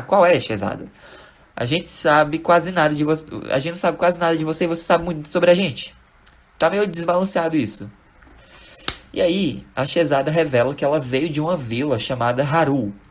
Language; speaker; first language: Portuguese; native; Portuguese